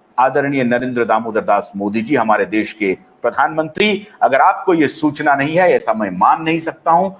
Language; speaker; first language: Hindi; native; Hindi